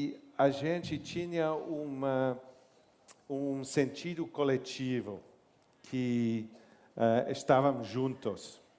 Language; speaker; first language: Portuguese; non-native, learner; English